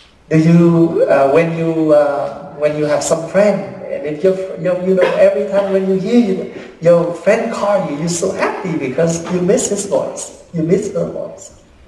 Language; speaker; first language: English; early bilingual, other home language; Vietnamese